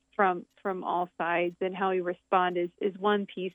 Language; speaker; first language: English; native; English